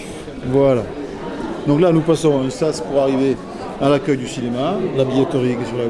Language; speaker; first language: French; native; French